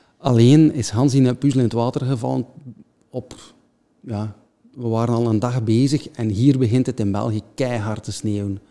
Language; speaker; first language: Dutch; native; Dutch